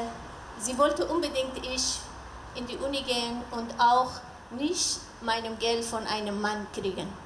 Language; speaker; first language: German; non-native, learner; Persian